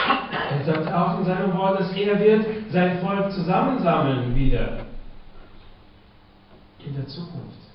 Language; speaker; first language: German; non-native, fluent; Russian